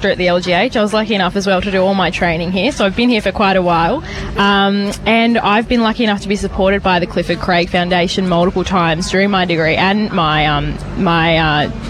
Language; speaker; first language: English; native; English